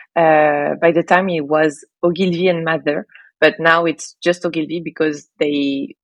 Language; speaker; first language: English; non-native, fluent; French